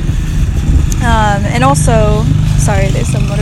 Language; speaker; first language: English; native; English